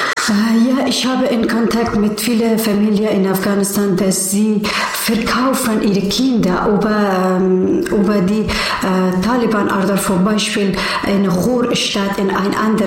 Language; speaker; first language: German; non-native, learner; Persian